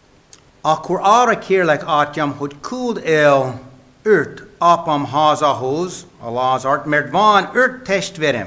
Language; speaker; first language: Hungarian; non-native, fluent; English